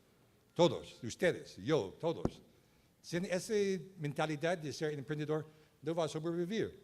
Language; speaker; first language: Spanish; non-native, learner; English